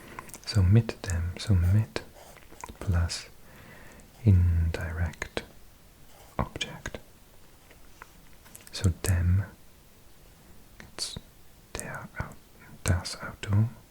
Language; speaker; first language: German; non-native, learner; English